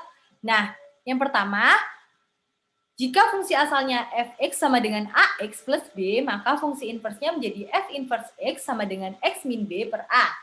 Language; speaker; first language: Indonesian; native; Indonesian